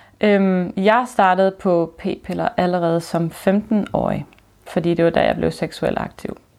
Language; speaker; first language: Danish; early bilingual, other home language; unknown